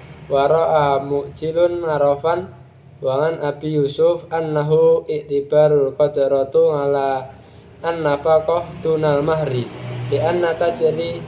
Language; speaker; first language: Arabic; non-native, learner; Indonesian